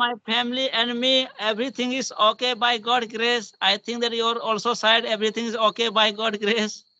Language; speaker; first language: English; non-native, learner; Hindi